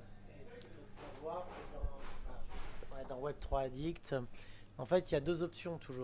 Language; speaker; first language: French; native; French